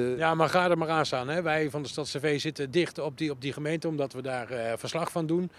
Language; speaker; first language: Dutch; native; Dutch